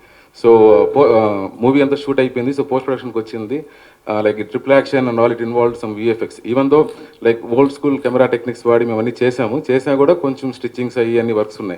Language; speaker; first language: Telugu; native; Telugu